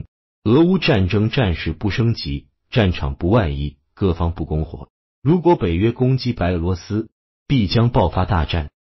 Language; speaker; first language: Chinese; native; Chinese